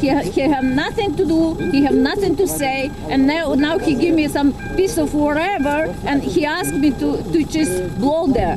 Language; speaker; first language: English; non-native, fluent; Ukrainian